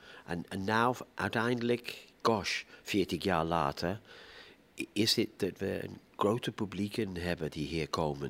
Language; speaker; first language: Dutch; non-native, fluent; English